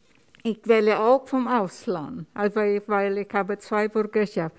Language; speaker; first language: German; non-native, learner; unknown